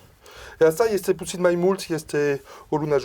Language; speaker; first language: Romanian; non-native, learner; French